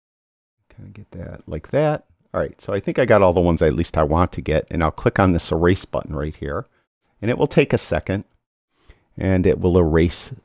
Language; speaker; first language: English; native; English